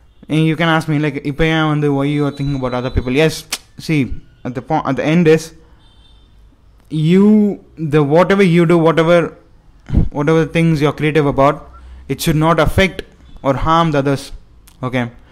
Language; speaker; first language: English; non-native, local second language; Tamil